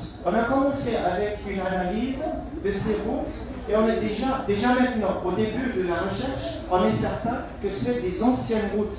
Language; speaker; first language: French; non-native, fluent; German